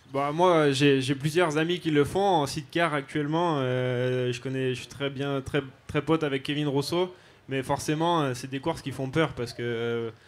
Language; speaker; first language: French; native; French